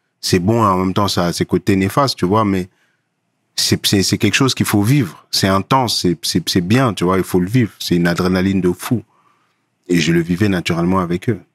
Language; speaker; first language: French; early bilingual, other home language; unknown